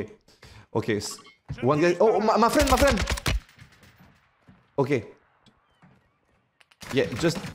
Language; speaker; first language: English; non-native, learner; French